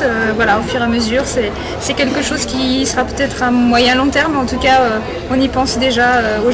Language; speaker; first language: French; native; French